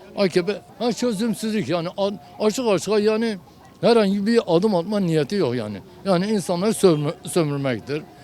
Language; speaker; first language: Turkish; non-native, local second language; Kurdish